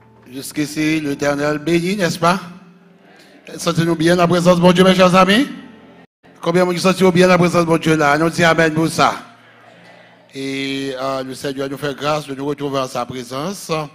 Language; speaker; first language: French; native; French